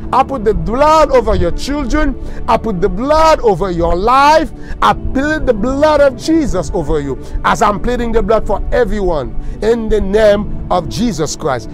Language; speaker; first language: English; non-native, fluent; Haitian Creole